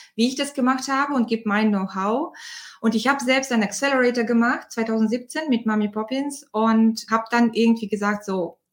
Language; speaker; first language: German; non-native, fluent; Bulgarian